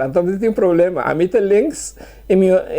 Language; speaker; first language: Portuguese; early bilingual, heritage; Portuguese